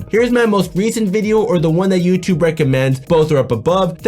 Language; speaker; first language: English; native; English